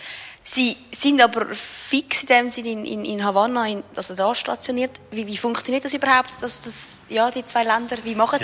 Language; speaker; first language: German; native; German